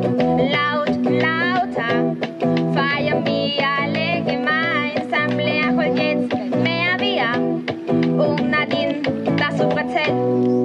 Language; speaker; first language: German; non-native, learner; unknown